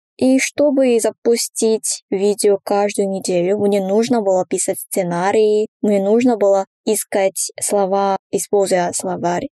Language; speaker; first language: Russian; non-native, fluent; Korean